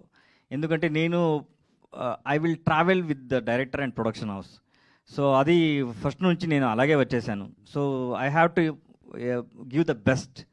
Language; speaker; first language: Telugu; non-native, learner; Kannada